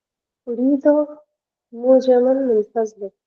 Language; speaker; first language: Arabic; non-native, learner; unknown